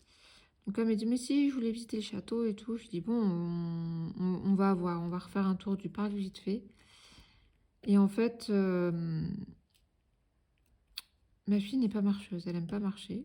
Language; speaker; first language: French; native; French